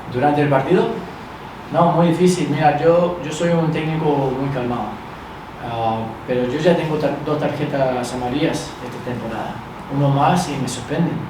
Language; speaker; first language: Spanish; early bilingual, other home language; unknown